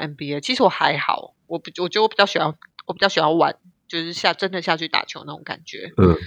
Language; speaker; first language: Chinese; native; Chinese